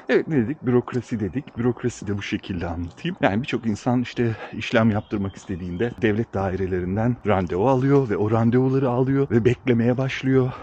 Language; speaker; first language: Turkish; early bilingual, heritage; Turkish